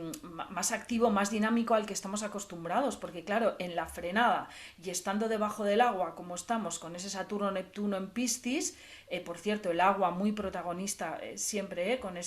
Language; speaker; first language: Spanish; native; Spanish